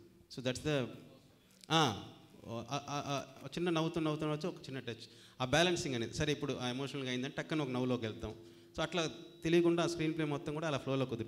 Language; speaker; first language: Telugu; native; Telugu